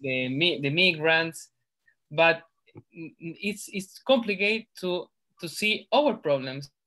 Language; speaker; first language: English; non-native, learner; Spanish